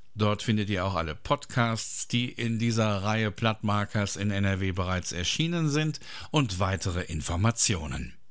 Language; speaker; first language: German; native; German